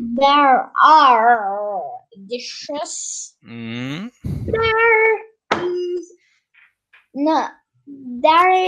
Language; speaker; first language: English; non-native, learner; Turkish